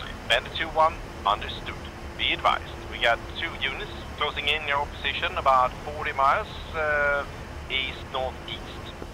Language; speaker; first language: English; non-native, fluent; Swedish